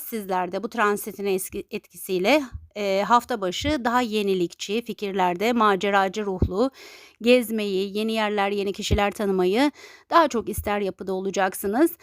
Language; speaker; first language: Turkish; native; Turkish